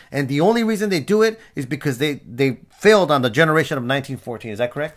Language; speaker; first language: English; early bilingual, other home language; Spanish